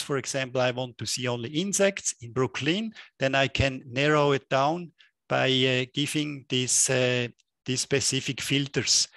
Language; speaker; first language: English; non-native, fluent; German